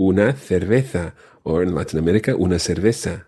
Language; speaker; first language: Spanish; non-native, fluent; English